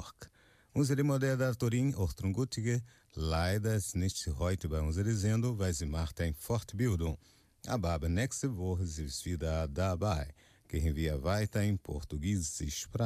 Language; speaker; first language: German; non-native, fluent; Portuguese